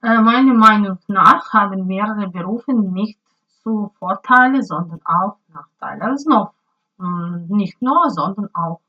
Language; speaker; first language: German; non-native, learner; Ukrainian